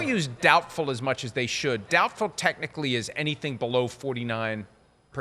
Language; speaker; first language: English; native; English